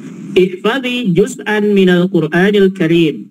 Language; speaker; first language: Arabic; non-native, fluent; Indonesian